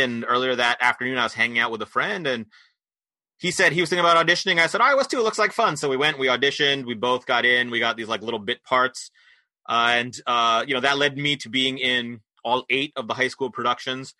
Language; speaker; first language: English; native; English